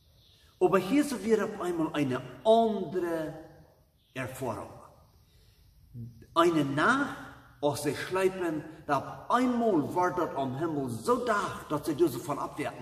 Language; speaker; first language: German; non-native, learner; Plautdietsch